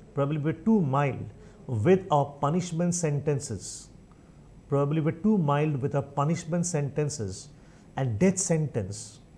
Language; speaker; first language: English; non-native, local second language; Bangla